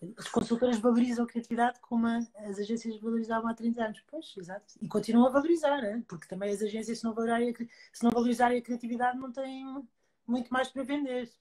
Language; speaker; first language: Portuguese; native; Portuguese